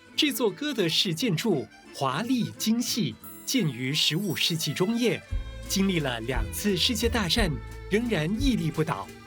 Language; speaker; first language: Chinese; native; Chinese